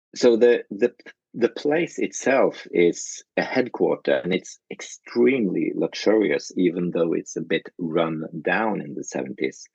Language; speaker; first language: English; non-native, fluent; Norwegian